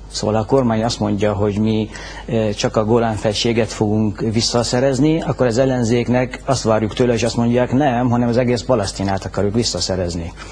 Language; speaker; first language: Hungarian; non-native, fluent; Arabic